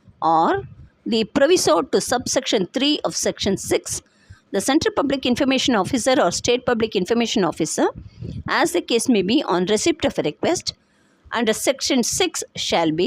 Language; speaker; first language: English; non-native, local second language; Tamil